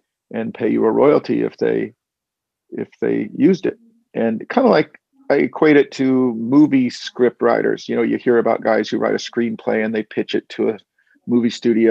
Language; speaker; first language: English; native; English